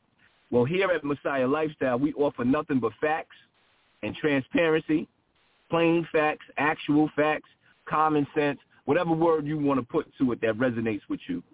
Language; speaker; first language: English; native; English